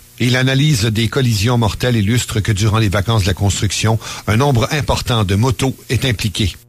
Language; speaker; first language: French; native; French